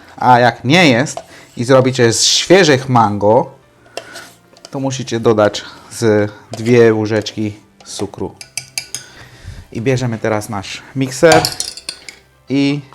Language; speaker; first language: Polish; non-native, learner; Hindi